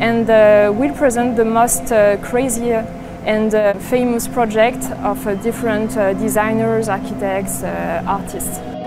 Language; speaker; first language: English; non-native, fluent; French